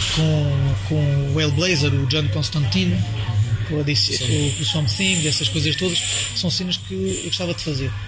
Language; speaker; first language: Portuguese; early bilingual, heritage; French